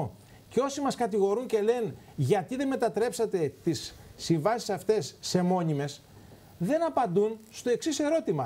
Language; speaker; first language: Greek; native; Greek